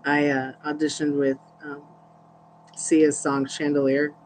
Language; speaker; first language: English; native; English